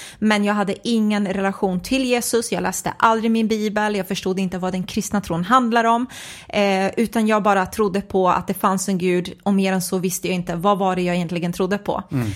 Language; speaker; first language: Swedish; early bilingual, other home language; Croatian